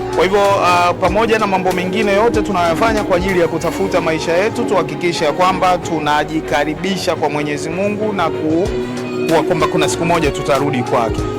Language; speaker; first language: Swahili; native; Swahili